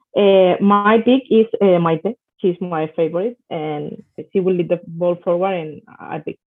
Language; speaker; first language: English; non-native, fluent; Spanish